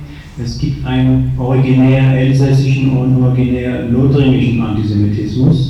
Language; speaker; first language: German; native; German